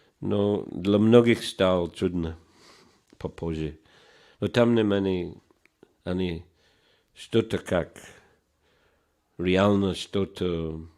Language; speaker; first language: Russian; non-native, fluent; English